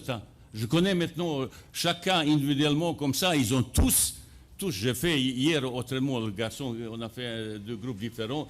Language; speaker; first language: French; non-native, fluent; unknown